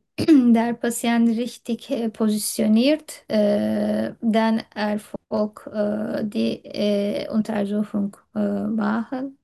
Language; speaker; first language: German; non-native, learner; Turkish